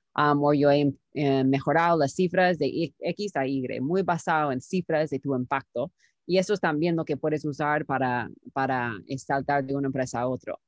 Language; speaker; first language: Spanish; non-native, fluent; English